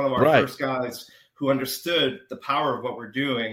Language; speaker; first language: English; native; English